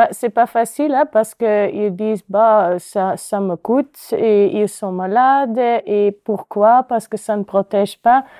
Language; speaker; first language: French; non-native, local second language; Dutch